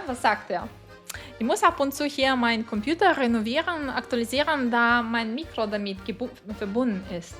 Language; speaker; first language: German; non-native, fluent; Russian